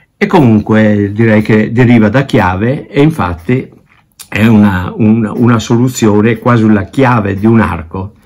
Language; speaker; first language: Italian; non-native, local second language; Ladin